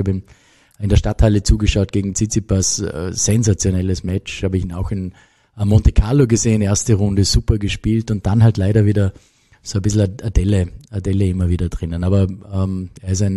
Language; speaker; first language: German; native; German